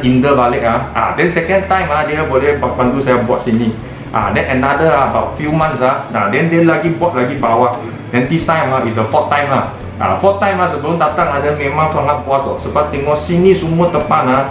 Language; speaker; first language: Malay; non-native, local second language; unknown